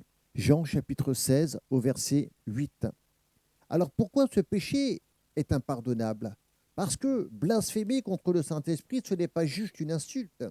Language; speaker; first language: French; native; French